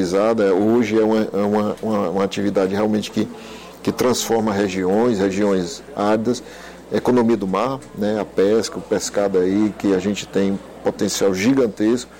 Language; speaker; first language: Portuguese; native; Portuguese